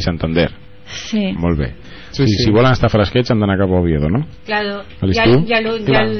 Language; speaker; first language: Catalan; native; Catalan